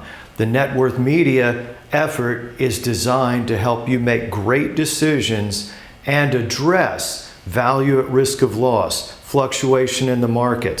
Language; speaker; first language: English; native; English